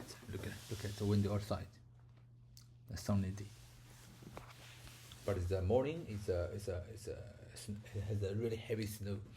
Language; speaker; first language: English; non-native, learner; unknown